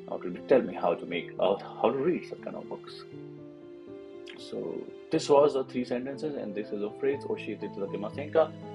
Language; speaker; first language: English; non-native, local second language; Hindi